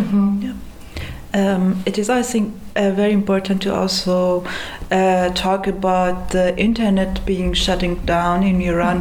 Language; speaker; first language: English; non-native, fluent; Persian